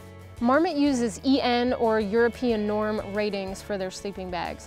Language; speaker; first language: English; native; English